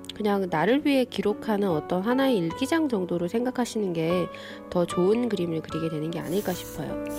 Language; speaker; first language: Korean; native; Korean